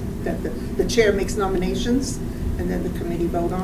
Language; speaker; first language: English; native; English